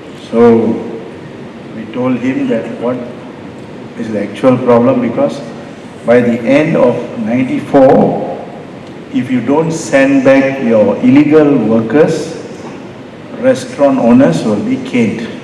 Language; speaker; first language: English; non-native, local second language; Tamil